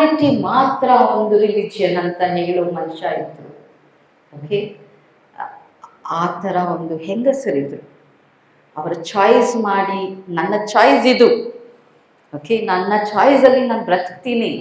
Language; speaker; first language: Kannada; non-native, local second language; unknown